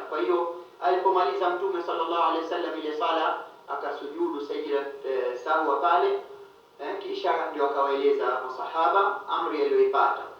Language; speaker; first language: Swahili; early bilingual, heritage; Swahili